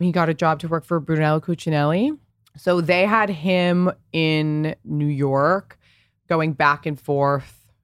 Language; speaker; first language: English; early bilingual, other home language; Italian